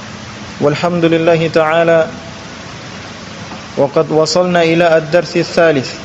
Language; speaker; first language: Arabic; non-native, fluent; Indonesian